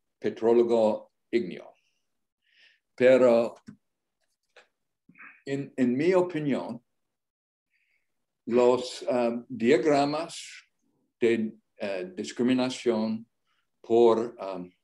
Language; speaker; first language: Spanish; non-native, learner; English